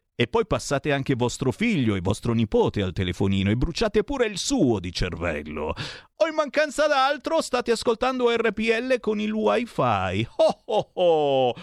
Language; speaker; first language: Italian; native; Italian